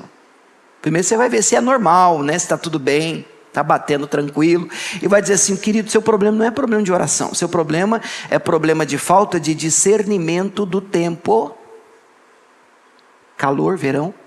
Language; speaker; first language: Portuguese; native; Portuguese